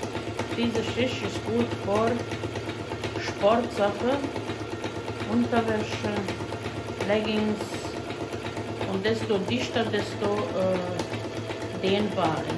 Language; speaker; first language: German; non-native, fluent; Bosnian